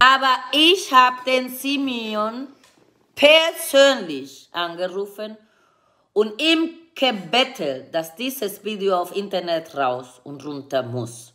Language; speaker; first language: German; non-native, fluent; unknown